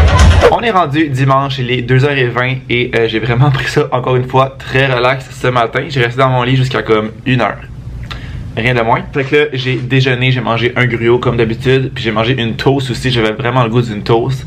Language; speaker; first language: French; native; French